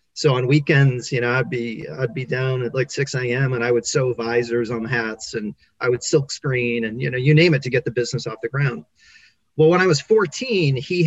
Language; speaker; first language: English; native; English